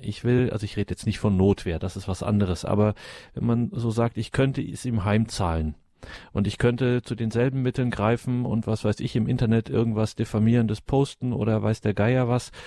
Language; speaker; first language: German; native; German